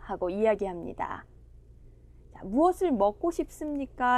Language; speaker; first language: Korean; non-native, fluent; Indonesian